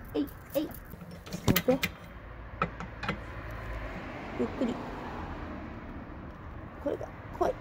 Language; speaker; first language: Japanese; native; Japanese